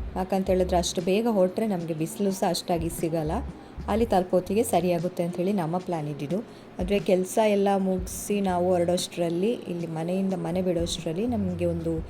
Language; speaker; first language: Kannada; non-native, local second language; Tulu